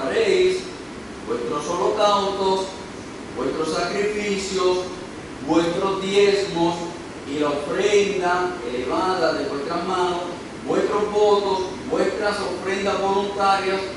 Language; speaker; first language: Spanish; native; Spanish